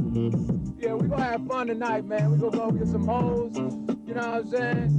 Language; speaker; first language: English; native; English